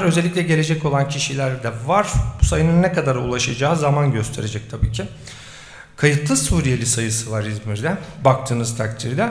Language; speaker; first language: Turkish; native; Turkish